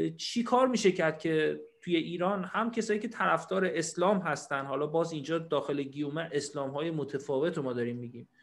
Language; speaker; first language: Persian; native; Persian